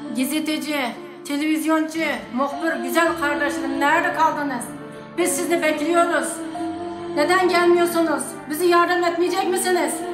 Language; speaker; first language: Turkish; non-native, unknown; Uyghur